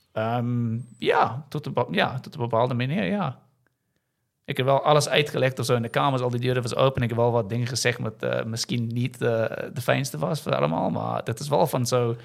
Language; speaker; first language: Dutch; non-native, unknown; English